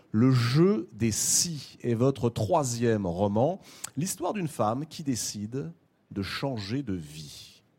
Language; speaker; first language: French; native; French